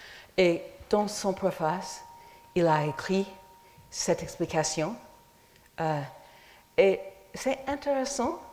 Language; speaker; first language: French; non-native, fluent; English